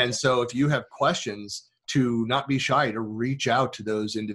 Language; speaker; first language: English; native; English